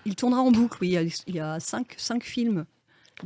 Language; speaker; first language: French; native; French